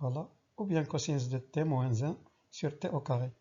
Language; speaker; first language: French; non-native, local second language; Arabic